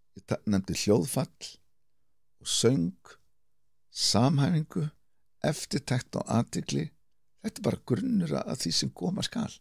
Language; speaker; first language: Icelandic; native; Icelandic